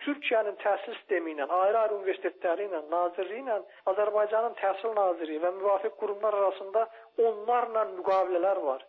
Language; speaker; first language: Azerbaijani; native; Azerbaijani